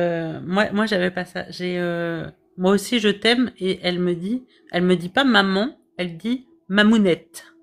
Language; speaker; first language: French; native; French